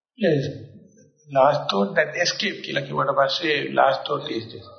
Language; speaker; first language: English; non-native, local second language; Sinhala